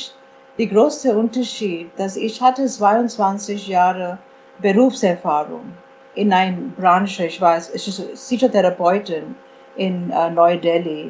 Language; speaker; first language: German; non-native, fluent; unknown